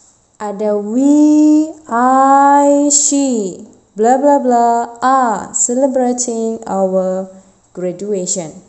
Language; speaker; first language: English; non-native, fluent; Indonesian